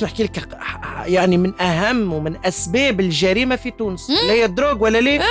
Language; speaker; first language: Arabic; native; Arabic